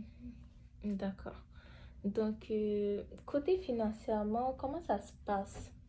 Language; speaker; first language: French; native; French